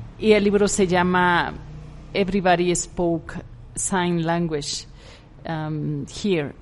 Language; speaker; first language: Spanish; native; Spanish